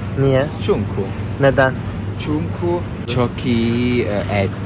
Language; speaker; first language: Turkish; non-native, learner; Italian